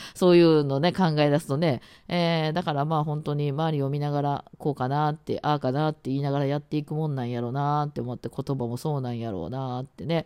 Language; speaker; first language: Japanese; native; Japanese